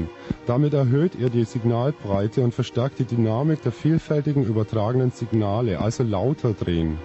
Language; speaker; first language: German; native; German